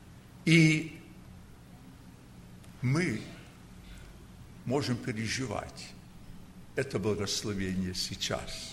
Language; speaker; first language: Russian; early bilingual, heritage; Russian